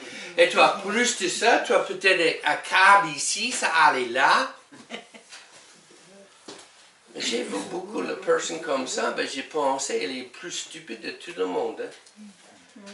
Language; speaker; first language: French; non-native, learner; English